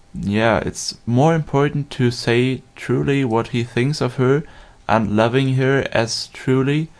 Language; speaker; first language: English; non-native, fluent; German